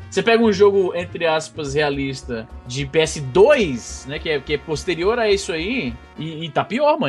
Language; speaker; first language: Portuguese; early bilingual, heritage; Portuguese